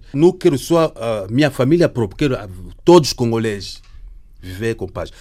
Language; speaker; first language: Portuguese; non-native, learner; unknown